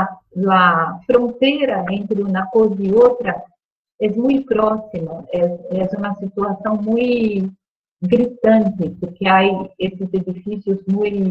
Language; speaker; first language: Spanish; non-native, learner; Portuguese